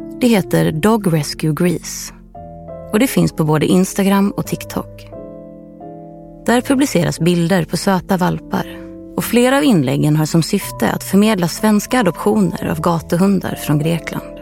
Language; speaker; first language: Swedish; native; Swedish